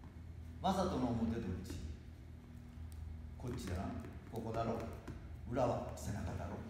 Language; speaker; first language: Japanese; native; Japanese